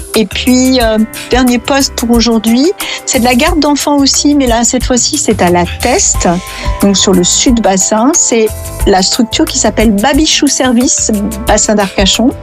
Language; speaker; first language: French; native; French